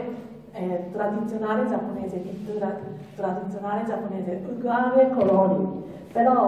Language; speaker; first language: Italian; non-native, learner; Japanese